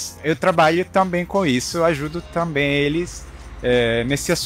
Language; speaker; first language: Portuguese; non-native, learner; Italian